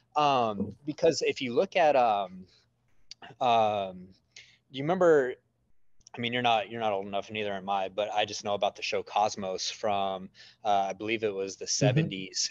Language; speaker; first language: English; native; English